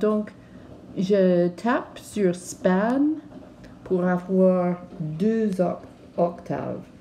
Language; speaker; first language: French; non-native, learner; English